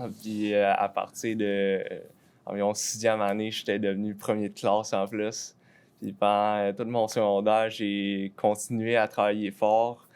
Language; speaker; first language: French; native; French